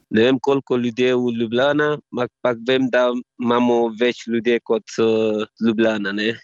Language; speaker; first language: Slovenian; non-native, learner; Igbo